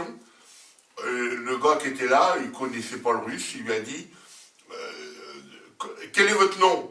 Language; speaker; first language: French; native; French